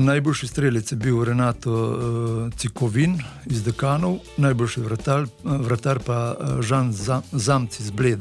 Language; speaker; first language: Slovenian; native; Slovenian